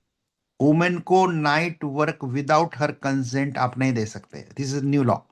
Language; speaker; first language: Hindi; native; Hindi